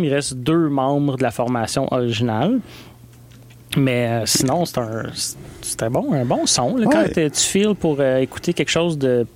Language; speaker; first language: French; native; French